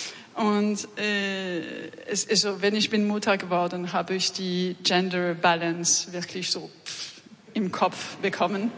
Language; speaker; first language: German; non-native, learner; French